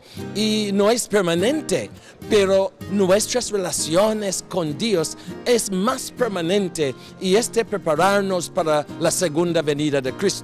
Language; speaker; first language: Spanish; non-native, fluent; English